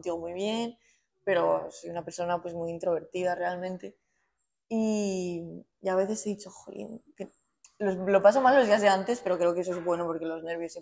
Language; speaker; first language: Spanish; native; Spanish